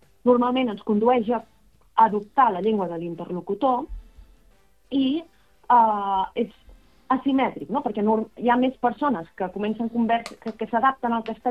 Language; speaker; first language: Catalan; native; Catalan